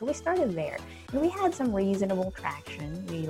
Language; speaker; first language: English; native; English